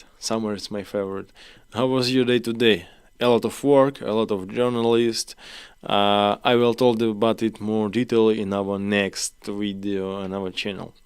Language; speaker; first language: English; non-native, learner; Ukrainian